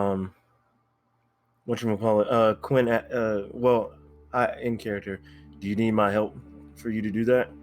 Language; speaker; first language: English; native; English